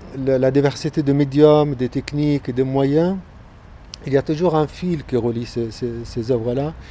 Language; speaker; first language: French; non-native, fluent; Arabic